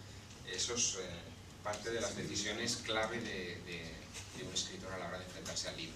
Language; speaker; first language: Spanish; native; Spanish